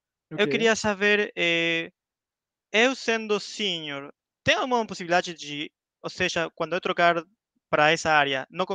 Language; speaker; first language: Portuguese; non-native, fluent; Spanish